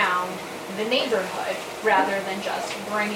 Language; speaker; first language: English; native; English